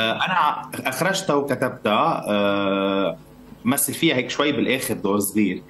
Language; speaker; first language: Arabic; native; Arabic